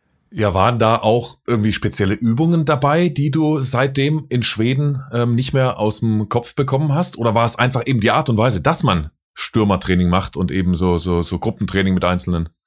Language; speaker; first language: German; native; German